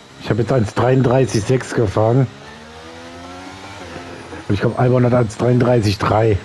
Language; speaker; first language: German; native; German